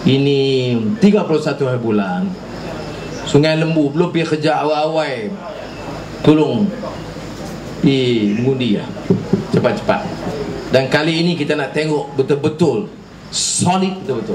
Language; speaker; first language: Malay; native; Malay